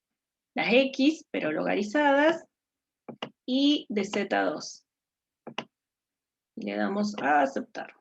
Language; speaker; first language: Spanish; native; Spanish